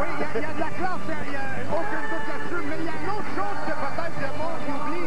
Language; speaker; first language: French; native; French